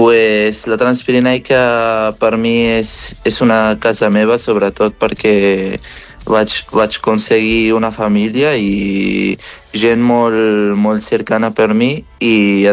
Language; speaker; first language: Catalan; non-native, fluent; Arabic